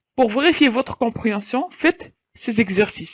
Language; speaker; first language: French; non-native, local second language; Arabic